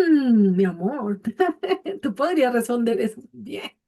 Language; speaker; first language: Spanish; native; Spanish